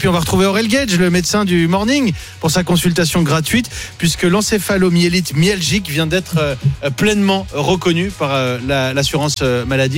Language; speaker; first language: French; native; French